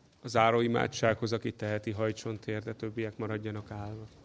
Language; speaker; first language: Hungarian; native; Hungarian